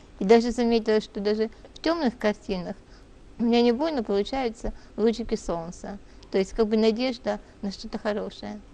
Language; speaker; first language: Russian; native; Russian